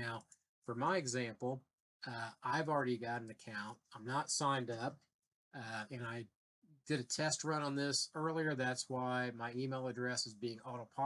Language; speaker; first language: English; native; English